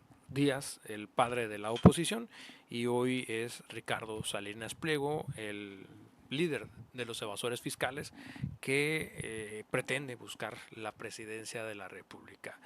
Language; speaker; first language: Spanish; native; Spanish